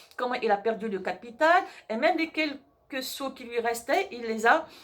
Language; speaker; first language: French; non-native, local second language; Arabic